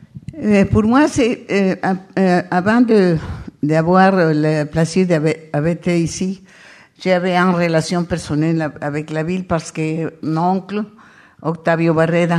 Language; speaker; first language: French; non-native, learner; Spanish